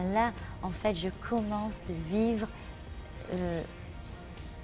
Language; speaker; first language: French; non-native, fluent; English